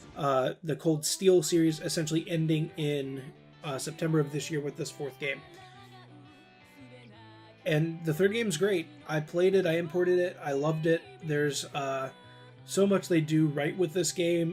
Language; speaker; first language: English; native; English